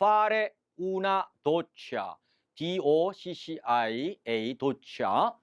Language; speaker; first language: Italian; non-native, fluent; Korean